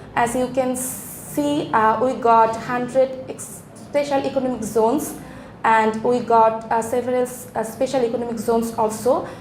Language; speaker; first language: English; non-native, local second language; Bangla